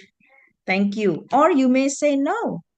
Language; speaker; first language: English; non-native, fluent; Indonesian